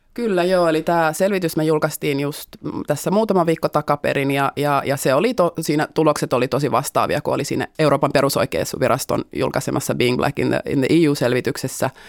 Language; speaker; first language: Finnish; native; Finnish